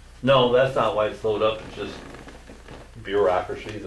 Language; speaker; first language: English; native; English